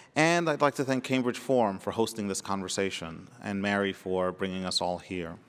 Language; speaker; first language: English; early bilingual, other home language; Spanish